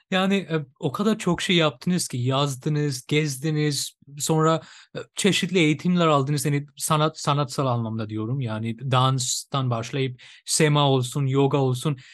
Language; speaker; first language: Turkish; non-native, fluent; Bangla